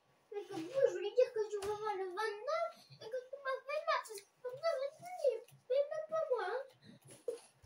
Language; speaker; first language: French; native; French